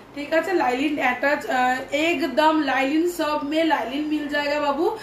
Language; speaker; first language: Hindi; non-native, local second language; Bangla